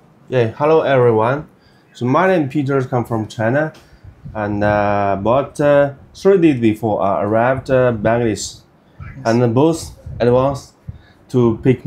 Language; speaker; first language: English; non-native, learner; Chinese